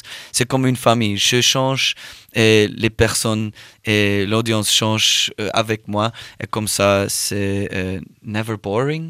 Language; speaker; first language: French; non-native, learner; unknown